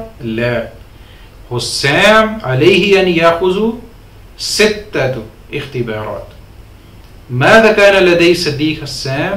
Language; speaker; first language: Arabic; non-native, fluent; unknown